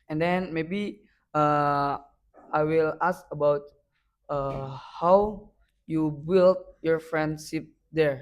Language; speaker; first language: English; non-native, learner; Indonesian